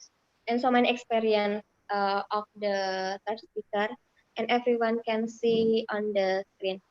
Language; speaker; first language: English; non-native, fluent; Indonesian